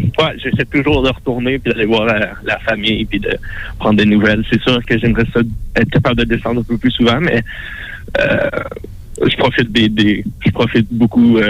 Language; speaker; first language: French; non-native, local second language; Innu-aimun